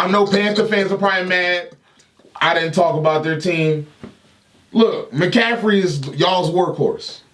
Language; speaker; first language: English; native; English